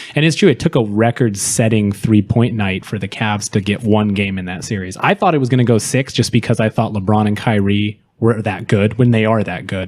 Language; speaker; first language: English; native; English